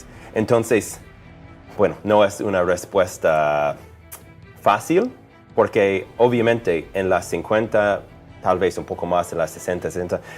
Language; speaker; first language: Spanish; non-native, fluent; English